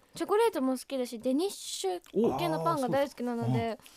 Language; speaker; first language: Japanese; native; Japanese